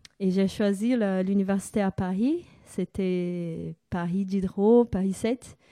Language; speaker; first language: French; non-native, fluent; Portuguese